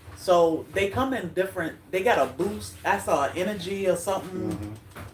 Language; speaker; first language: English; native; English